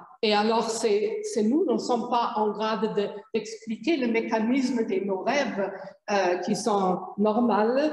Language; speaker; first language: French; non-native, fluent; German